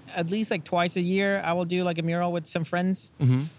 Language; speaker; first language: English; non-native, fluent; Spanish